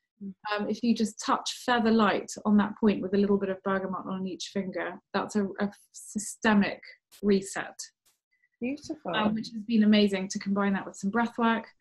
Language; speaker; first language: English; native; English